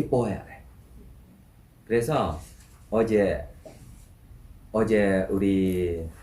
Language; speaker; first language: Korean; non-native, learner; Burmese